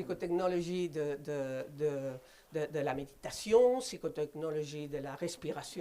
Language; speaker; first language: French; non-native, fluent; Spanish